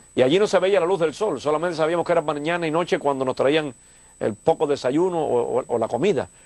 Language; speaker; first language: Spanish; native; Spanish